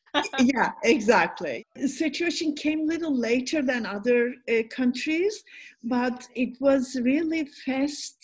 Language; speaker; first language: English; non-native, fluent; Turkish